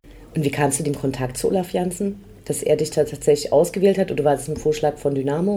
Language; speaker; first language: German; native; German